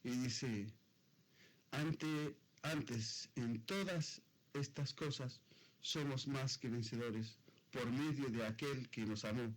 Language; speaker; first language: Spanish; non-native, fluent; Arabic